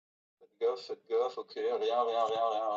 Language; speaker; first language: French; native; French